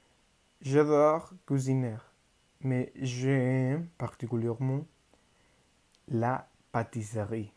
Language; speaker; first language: French; non-native, learner; Spanish